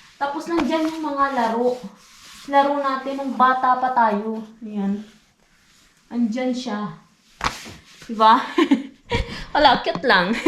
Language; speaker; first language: Filipino; non-native, local second language; Hiligaynon